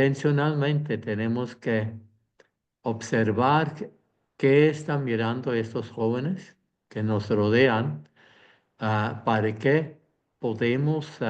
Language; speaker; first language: Spanish; non-native, fluent; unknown